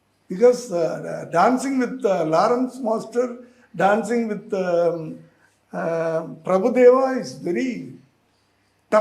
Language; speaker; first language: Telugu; non-native, learner; Tamil